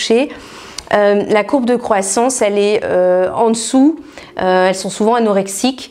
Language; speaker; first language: French; native; French